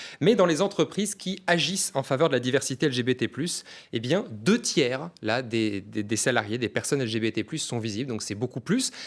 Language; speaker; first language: French; native; French